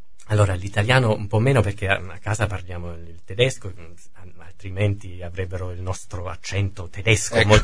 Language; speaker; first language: Italian; non-native, fluent; German